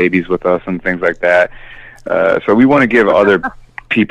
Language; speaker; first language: English; native; English